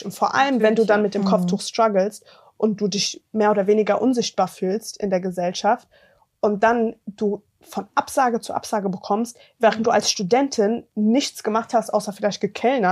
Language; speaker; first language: German; early bilingual, other home language; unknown